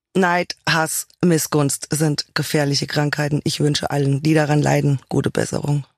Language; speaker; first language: German; native; German